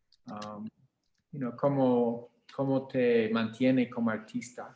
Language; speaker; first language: Spanish; non-native, fluent; English